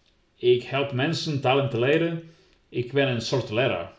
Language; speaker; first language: Dutch; non-native, learner; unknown